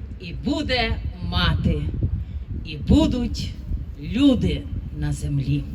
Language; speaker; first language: Ukrainian; native; Ukrainian